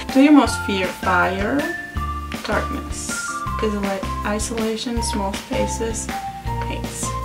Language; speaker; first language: English; non-native, fluent; German